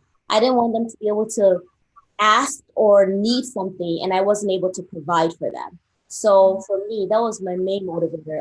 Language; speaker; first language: English; early bilingual, other home language; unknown